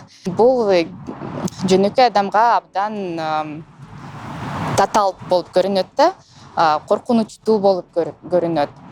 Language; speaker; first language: Kyrgyz; non-native, local second language; Russian